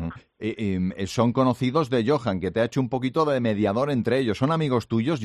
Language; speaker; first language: Spanish; native; Spanish